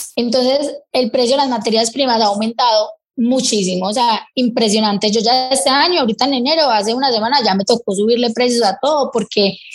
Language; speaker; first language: Spanish; native; Spanish